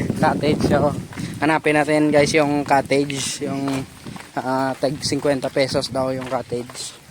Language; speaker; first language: Filipino; non-native, local second language; Bikol